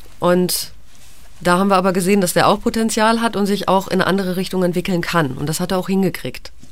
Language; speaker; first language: German; native; German